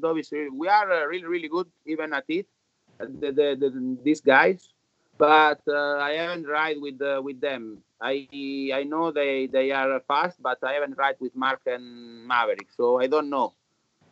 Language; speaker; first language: English; non-native, learner; Italian